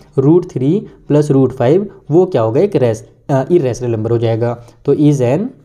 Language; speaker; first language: Hindi; native; Hindi